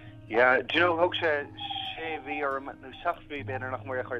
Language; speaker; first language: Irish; native; Irish